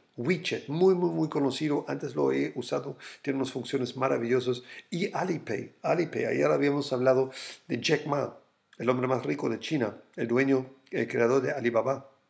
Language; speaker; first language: Spanish; non-native, fluent; German